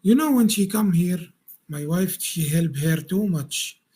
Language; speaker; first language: English; non-native, learner; Arabic